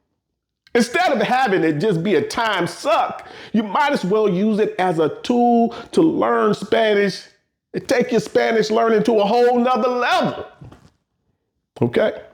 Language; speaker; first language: English; native; English